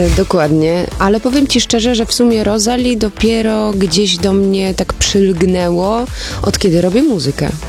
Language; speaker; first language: Polish; early bilingual, heritage; Polish